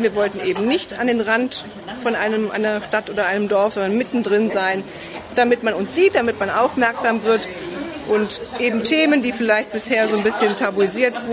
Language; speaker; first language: German; native; German